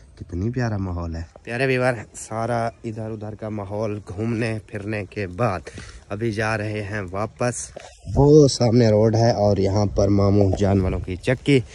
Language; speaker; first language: Urdu; non-native, local second language; Saraiki